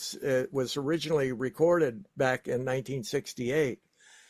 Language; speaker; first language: English; native; English